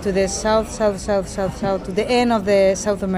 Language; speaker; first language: English; non-native, learner; Spanish